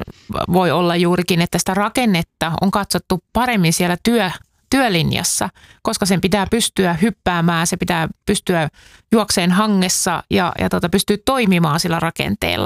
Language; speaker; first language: Finnish; native; Finnish